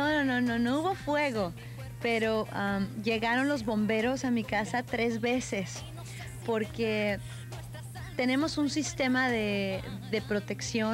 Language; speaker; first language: Portuguese; non-native, learner; Spanish